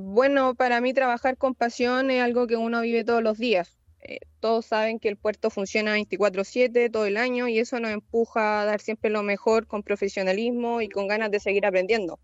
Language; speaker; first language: Spanish; native; Spanish